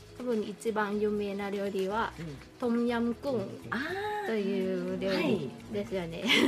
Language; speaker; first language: Japanese; non-native, learner; Thai